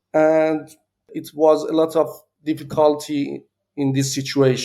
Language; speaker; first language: English; non-native, learner; Persian